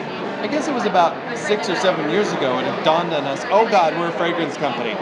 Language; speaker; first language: English; native; English